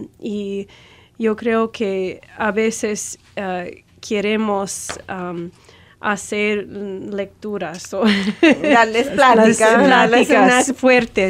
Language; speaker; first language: Spanish; non-native, fluent; English